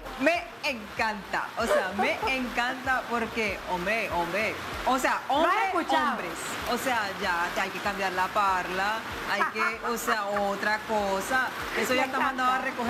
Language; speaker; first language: Spanish; native; Spanish